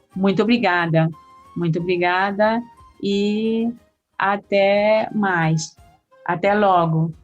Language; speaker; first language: Portuguese; early bilingual, heritage; Portuguese